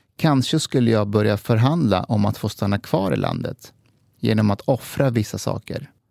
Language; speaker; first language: Swedish; early bilingual, other home language; Persian